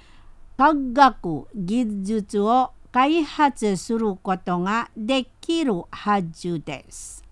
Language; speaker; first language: Japanese; non-native, fluent; Indonesian